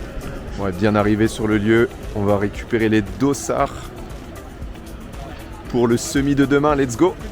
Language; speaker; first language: French; native; French